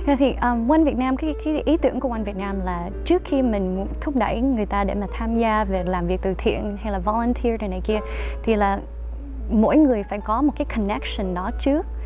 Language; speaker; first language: Vietnamese; early bilingual, heritage; Vietnamese